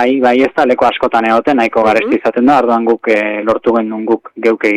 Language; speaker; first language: Basque; native; Basque